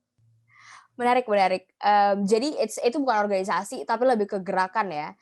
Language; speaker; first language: Indonesian; native; Indonesian